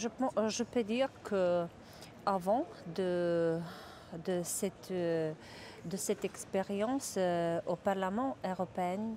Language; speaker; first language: French; non-native, fluent; Czech